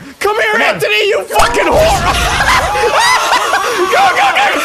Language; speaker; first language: English; native; English